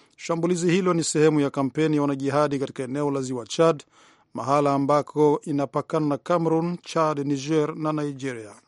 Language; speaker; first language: Swahili; non-native, local second language; Rundi